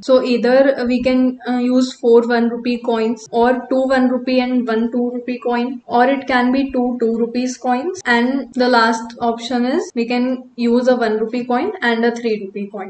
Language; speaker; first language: English; non-native, local second language; Hindi